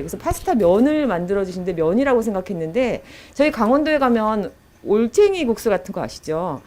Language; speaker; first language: Korean; native; Korean